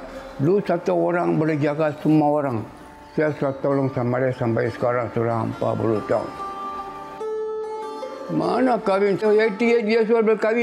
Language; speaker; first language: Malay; non-native, local second language; Tamil